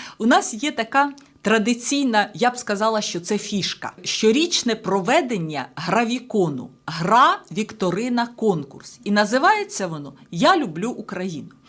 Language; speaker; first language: Ukrainian; native; Ukrainian